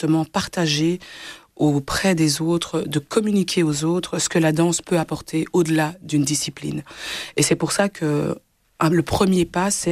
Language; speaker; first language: French; early bilingual, other home language; Swahili